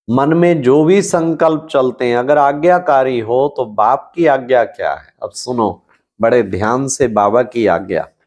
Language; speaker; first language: Hindi; native; Hindi